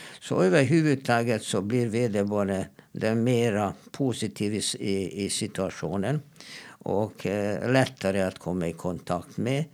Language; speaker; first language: Swedish; non-native, fluent; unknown